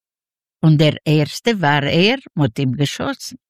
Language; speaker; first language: German; non-native, local second language; Ukrainian